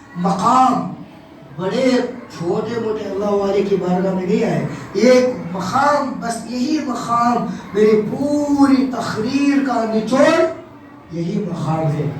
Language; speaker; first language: Urdu; native; Urdu